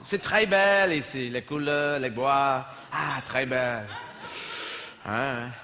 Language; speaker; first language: French; non-native, fluent; English